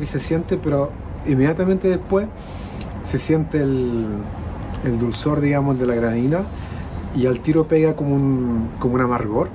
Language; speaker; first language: Spanish; native; Spanish